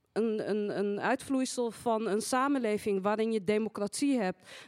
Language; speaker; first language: Dutch; native; Dutch